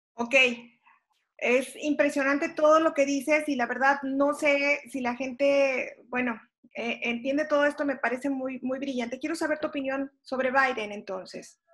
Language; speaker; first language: Spanish; native; Spanish